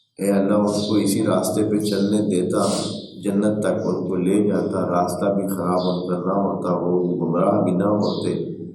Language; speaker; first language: Urdu; native; Urdu